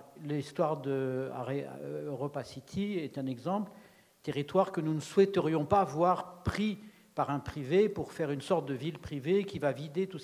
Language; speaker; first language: French; native; French